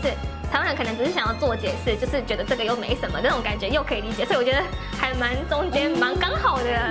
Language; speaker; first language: Chinese; non-native, fluent; Japanese